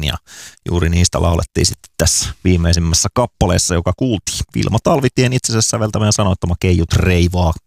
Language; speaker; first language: Finnish; native; Finnish